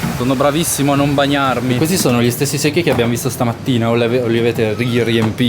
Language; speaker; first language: Italian; native; Italian